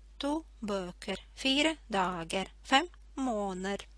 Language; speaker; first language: Norwegian; non-native, fluent; Latvian